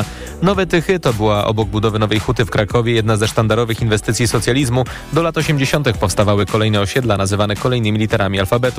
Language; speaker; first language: Polish; native; Polish